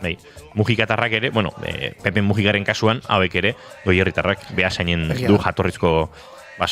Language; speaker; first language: Basque; native; Basque